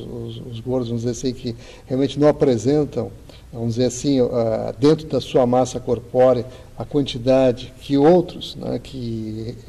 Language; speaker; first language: Portuguese; native; Portuguese